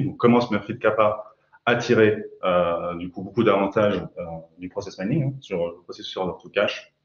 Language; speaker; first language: French; native; French